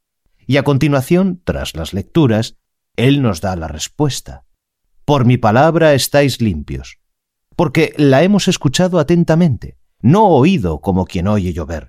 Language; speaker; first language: Spanish; native; Spanish